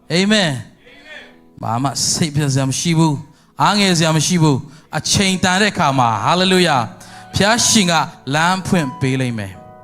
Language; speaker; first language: Burmese; non-native, local second language; Tedim Chin